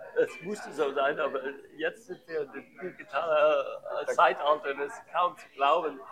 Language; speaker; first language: German; non-native, learner; English